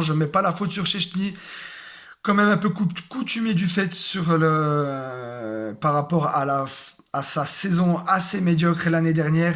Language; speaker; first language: French; native; French